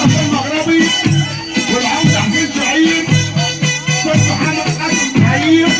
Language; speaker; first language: Arabic; native; Arabic